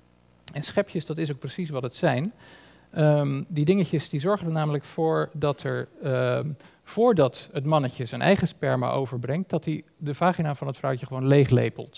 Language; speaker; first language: Dutch; native; Dutch